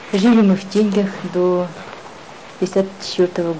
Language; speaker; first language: Russian; non-native, local second language; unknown